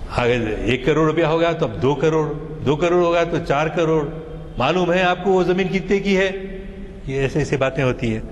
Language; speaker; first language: Urdu; native; Urdu